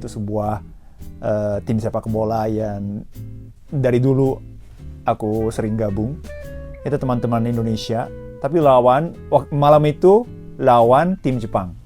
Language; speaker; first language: Indonesian; non-native, fluent; Japanese